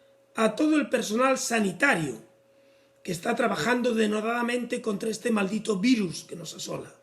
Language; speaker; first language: Spanish; native; Spanish